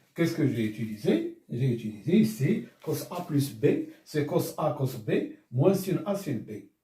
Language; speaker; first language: French; non-native, local second language; Arabic